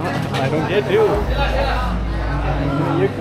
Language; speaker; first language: English; non-native, learner; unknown